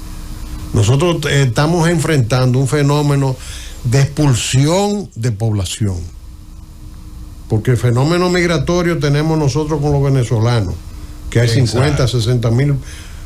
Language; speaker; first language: Spanish; native; Spanish